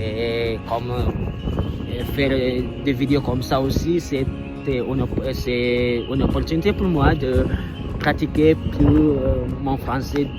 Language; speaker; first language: French; non-native, learner; Indonesian